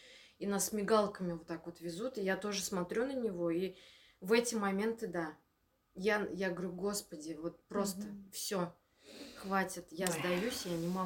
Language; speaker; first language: Russian; native; Russian